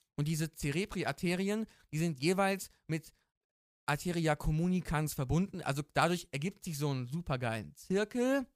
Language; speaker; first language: German; native; German